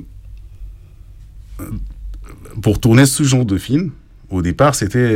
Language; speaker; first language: French; non-native, fluent; Arabic